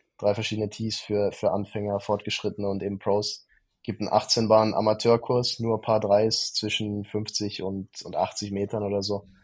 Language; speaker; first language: German; native; German